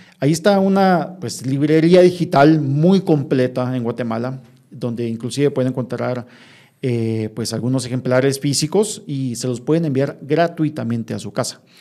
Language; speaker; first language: Spanish; native; Spanish